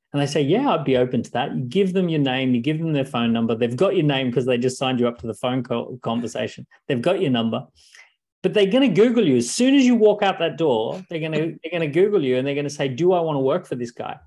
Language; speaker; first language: English; native; English